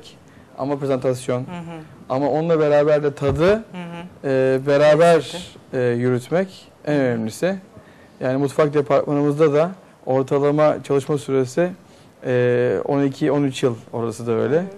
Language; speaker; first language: Turkish; native; Turkish